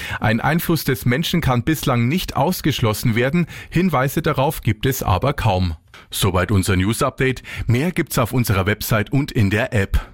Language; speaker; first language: German; native; German